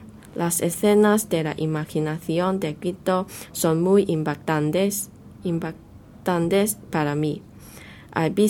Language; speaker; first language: Spanish; non-native, learner; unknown